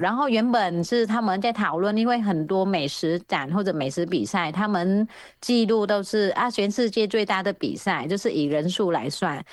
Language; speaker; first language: Chinese; non-native, fluent; Vietnamese